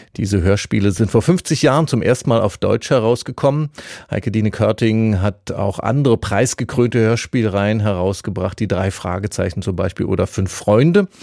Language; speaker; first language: German; native; German